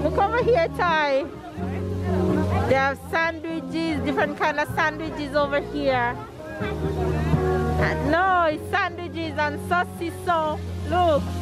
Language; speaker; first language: English; native; English